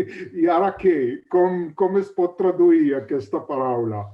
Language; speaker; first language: Catalan; non-native, fluent; Hebrew